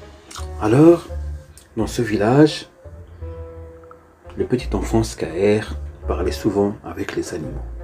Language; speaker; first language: French; native; French